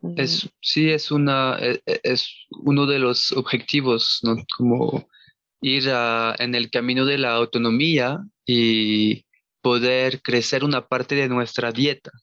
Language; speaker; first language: Spanish; non-native, fluent; French